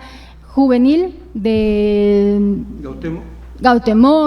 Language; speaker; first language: Spanish; native; Spanish